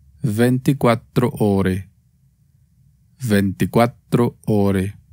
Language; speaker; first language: Italian; non-native, fluent; Spanish